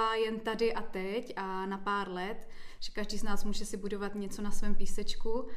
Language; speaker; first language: Czech; native; Czech